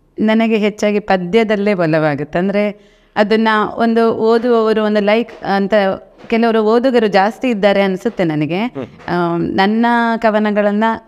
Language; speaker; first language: Kannada; non-native, local second language; Konkani